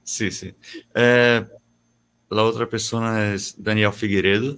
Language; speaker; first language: Spanish; non-native, learner; Portuguese